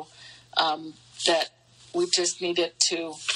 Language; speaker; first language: English; early bilingual, other home language; Spanish